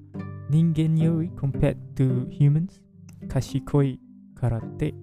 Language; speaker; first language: Japanese; non-native, fluent; English